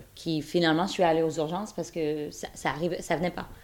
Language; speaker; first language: French; native; French